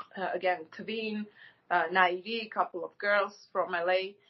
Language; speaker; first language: English; non-native, fluent; Armenian